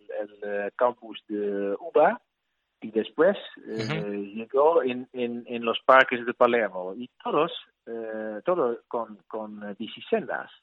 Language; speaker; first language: Spanish; non-native, learner; Dutch